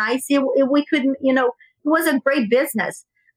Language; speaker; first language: English; non-native, fluent; Portuguese